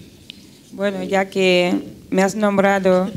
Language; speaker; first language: Spanish; non-native, fluent; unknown